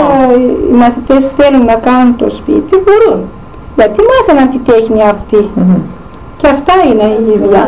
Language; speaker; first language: Greek; non-native, local second language; Turkish